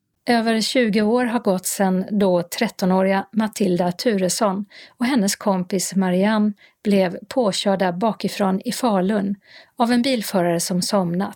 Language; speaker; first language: Swedish; native; Swedish